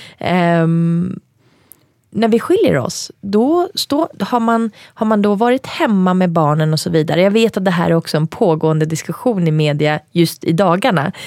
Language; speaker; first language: Swedish; early bilingual, other home language; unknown